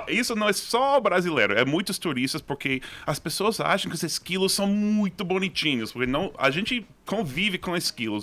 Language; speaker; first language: Portuguese; non-native, fluent; English